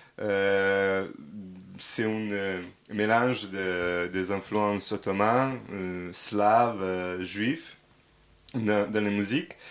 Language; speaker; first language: French; non-native, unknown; Serbian